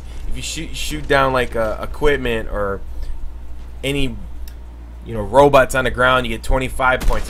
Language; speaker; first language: English; native; English